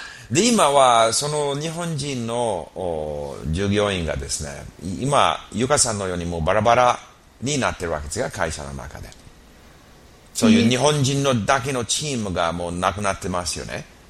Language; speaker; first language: Japanese; non-native, fluent; English